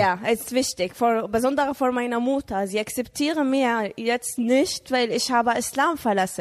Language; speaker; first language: German; non-native, learner; Arabic